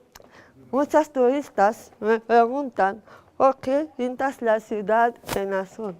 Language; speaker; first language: Spanish; non-native, fluent; Arabic